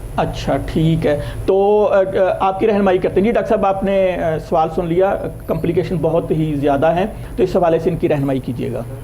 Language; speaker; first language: Urdu; non-native, local second language; Punjabi